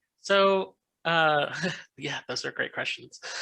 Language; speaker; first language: English; native; English